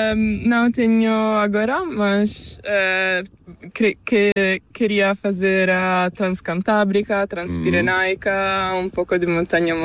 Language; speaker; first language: Spanish; non-native, learner; Italian